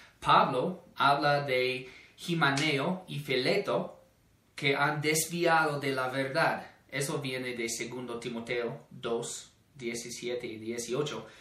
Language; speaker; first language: Spanish; non-native, fluent; English